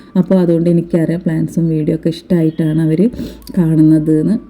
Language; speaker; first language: Malayalam; native; Malayalam